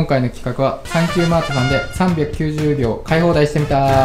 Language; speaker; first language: Japanese; native; Japanese